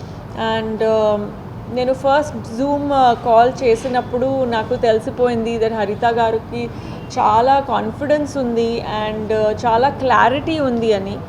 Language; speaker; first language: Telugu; non-native, fluent; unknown